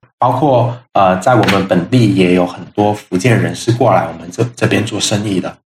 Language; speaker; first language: Chinese; non-native, local second language; Min Nan Chinese